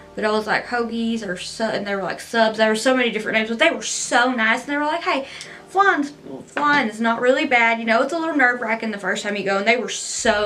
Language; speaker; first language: English; native; English